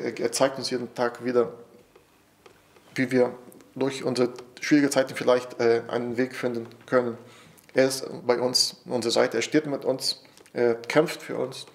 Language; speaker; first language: German; non-native, fluent; Portuguese